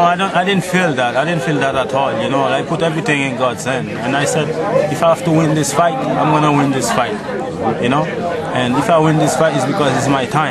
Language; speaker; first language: English; non-native, fluent; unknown